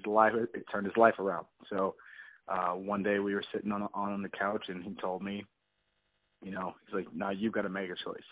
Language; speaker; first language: English; native; English